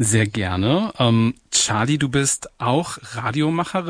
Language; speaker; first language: German; native; German